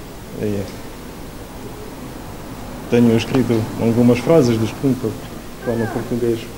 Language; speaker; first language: Portuguese; non-native, learner; Ukrainian